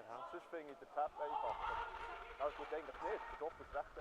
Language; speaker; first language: German; native; German